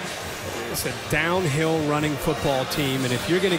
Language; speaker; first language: English; native; English